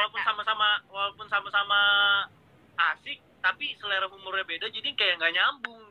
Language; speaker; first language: Indonesian; native; Indonesian